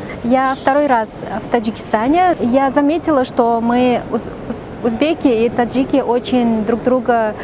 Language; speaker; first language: Russian; non-native, fluent; Uzbek